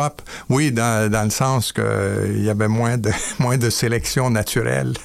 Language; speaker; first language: French; native; French